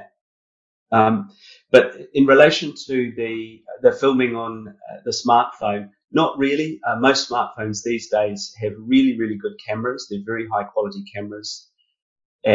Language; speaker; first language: English; native; English